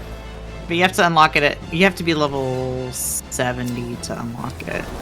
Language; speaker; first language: English; native; English